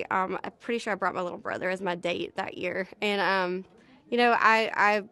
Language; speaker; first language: English; native; English